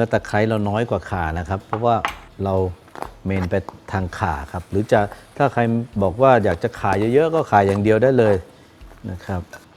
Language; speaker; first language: Thai; native; Thai